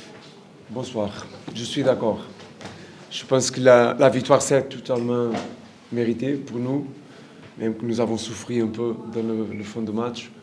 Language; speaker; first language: French; non-native, learner; Portuguese